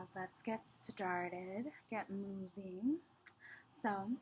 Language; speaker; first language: English; native; English